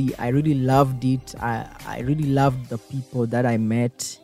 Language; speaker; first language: English; non-native, local second language; Ganda